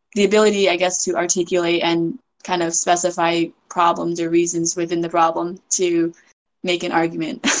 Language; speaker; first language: English; native; English